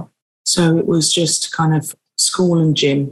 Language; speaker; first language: English; native; English